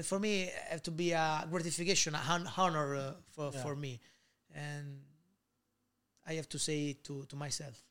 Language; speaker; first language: English; non-native, learner; Italian